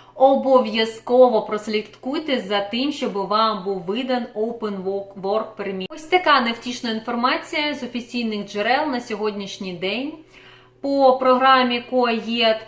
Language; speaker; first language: Ukrainian; non-native, local second language; Russian